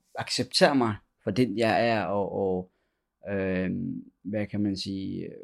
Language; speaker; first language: Danish; early bilingual, other home language; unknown